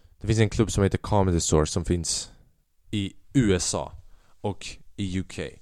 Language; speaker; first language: Swedish; early bilingual, other home language; Albanian